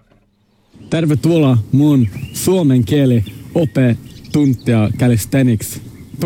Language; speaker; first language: Finnish; non-native, local second language; Swedish